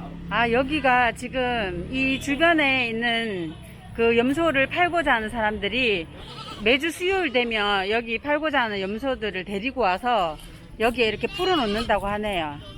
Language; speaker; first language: Korean; native; Korean